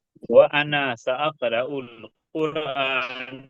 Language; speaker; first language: Arabic; non-native, fluent; Urdu